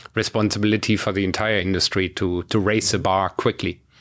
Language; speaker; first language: English; non-native, fluent; German